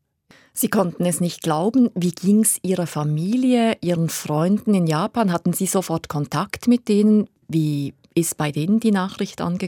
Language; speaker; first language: German; native; German